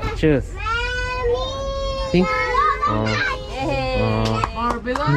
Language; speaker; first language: English; non-native, learner; Korean